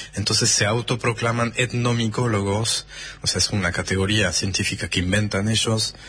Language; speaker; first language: Spanish; non-native, fluent; French